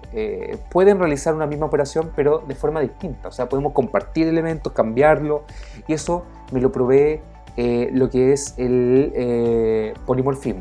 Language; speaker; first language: Spanish; native; Spanish